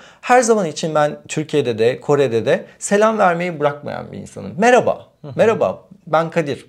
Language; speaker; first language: Turkish; native; Turkish